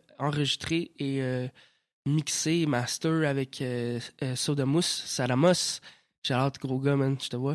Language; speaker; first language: French; native; French